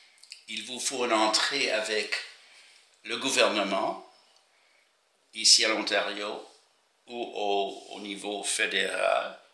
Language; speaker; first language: French; non-native, fluent; English